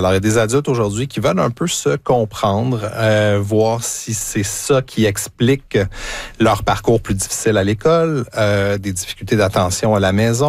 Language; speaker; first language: French; native; French